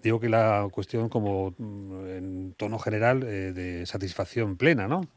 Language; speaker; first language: Spanish; native; Spanish